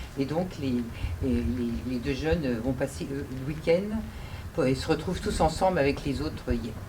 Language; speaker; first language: French; native; French